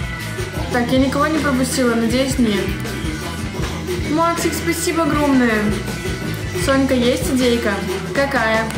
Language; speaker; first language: Russian; native; Russian